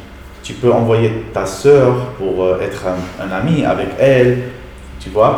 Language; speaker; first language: French; non-native, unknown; Arabic